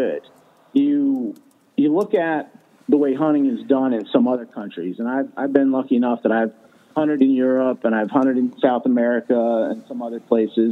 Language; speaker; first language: English; native; English